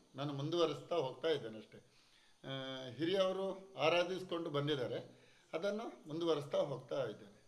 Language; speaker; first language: Kannada; non-native, local second language; Tulu